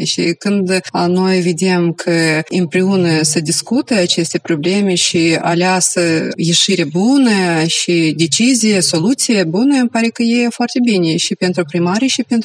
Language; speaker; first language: Romanian; non-native, local second language; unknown